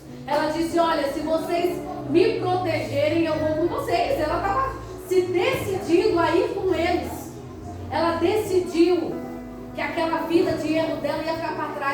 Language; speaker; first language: Portuguese; native; Portuguese